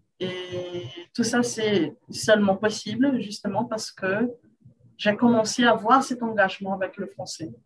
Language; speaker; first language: French; non-native, fluent; Portuguese